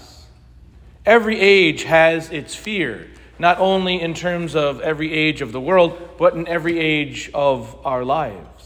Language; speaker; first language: English; native; English